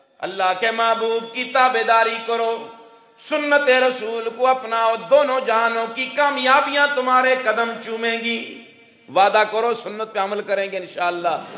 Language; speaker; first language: Urdu; non-native, local second language; Pashto